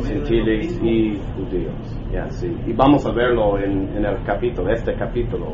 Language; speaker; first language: Spanish; non-native, learner; English